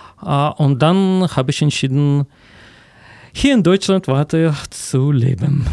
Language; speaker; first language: German; non-native, fluent; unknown